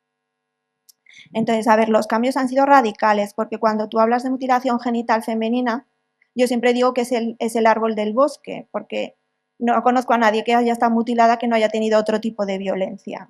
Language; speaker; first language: Spanish; native; Spanish